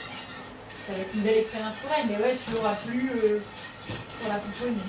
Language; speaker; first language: French; native; French